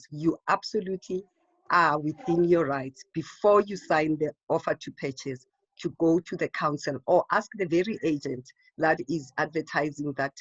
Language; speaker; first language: English; non-native, local second language; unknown